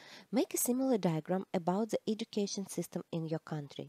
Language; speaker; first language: English; non-native, fluent; Russian